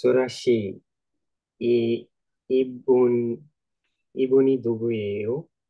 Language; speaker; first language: Korean; non-native, learner; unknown